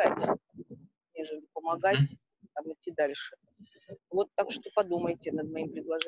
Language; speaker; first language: Russian; native; Russian